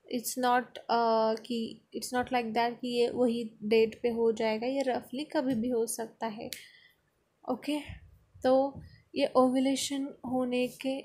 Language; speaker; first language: Hindi; non-native, local second language; Marathi